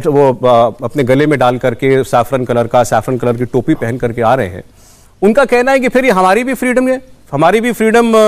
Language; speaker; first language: Hindi; native; Hindi